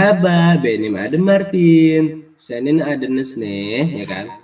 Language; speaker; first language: Turkish; non-native, fluent; Indonesian